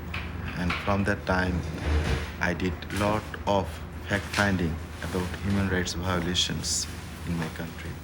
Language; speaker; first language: English; non-native, learner; Bangla